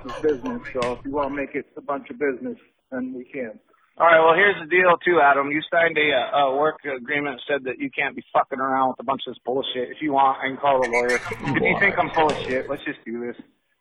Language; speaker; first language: English; non-native, fluent; Spanish